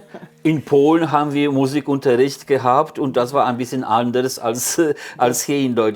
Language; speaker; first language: German; non-native, fluent; Polish